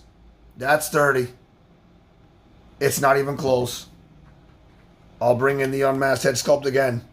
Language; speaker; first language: English; native; English